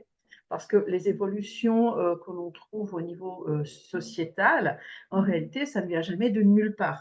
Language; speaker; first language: French; native; French